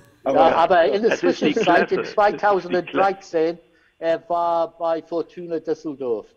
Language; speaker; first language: German; non-native, learner; English